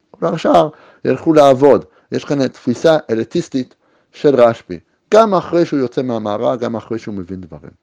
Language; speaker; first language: Hebrew; native; Hebrew